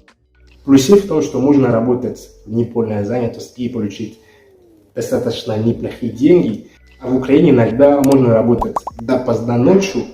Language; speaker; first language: Russian; non-native, fluent; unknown